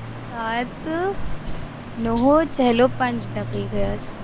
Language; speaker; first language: Persian; non-native, learner; Urdu